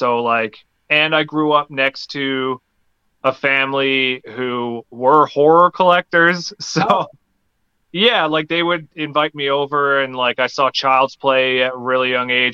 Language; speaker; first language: English; native; English